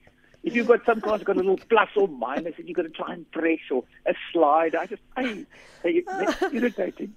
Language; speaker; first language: English; non-native, local second language; Afrikaans